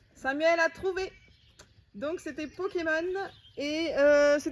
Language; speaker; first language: French; native; French